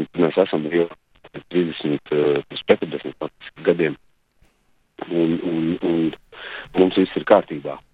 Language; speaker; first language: Latvian; native; Latvian